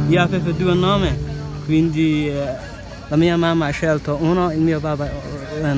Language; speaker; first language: Italian; non-native, learner; Somali